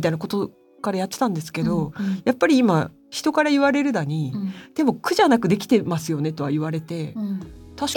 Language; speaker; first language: Japanese; native; Japanese